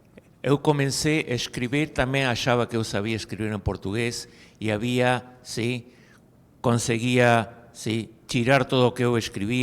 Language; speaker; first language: Portuguese; non-native, fluent; Spanish